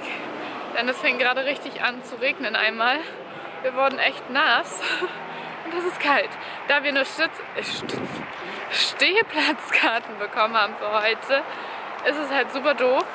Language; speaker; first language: German; native; German